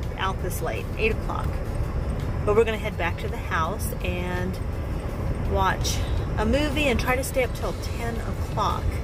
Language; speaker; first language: English; native; English